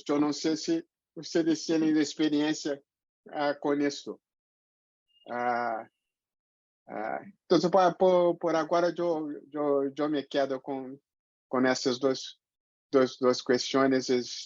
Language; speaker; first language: Spanish; non-native, fluent; Portuguese